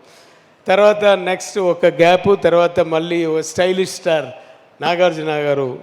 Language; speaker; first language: Telugu; non-native, learner; Tamil